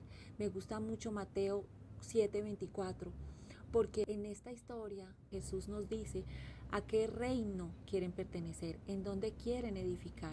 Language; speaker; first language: Spanish; native; Spanish